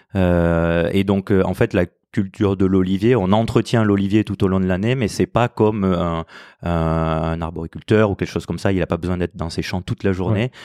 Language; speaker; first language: French; native; French